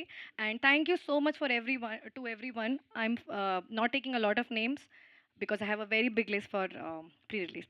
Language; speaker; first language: Telugu; non-native, fluent; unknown